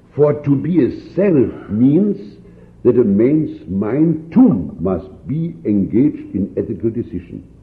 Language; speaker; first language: English; non-native, fluent; German